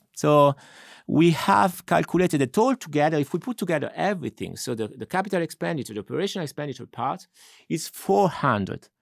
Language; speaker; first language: English; non-native, fluent; Italian